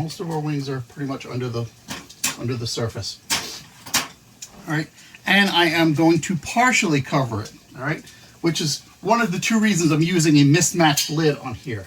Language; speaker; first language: English; native; English